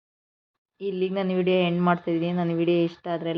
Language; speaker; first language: Kannada; native; Kannada